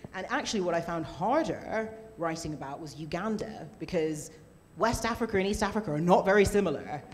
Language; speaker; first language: English; native; English